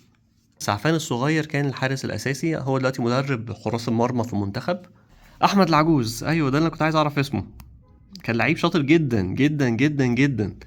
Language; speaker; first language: Arabic; native; Arabic